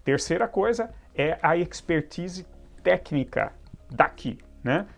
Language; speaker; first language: Portuguese; native; Portuguese